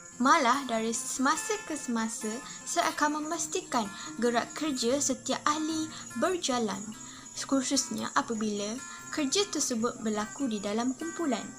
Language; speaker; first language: Malay; native; Malay